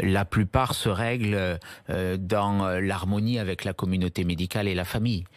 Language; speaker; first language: French; native; French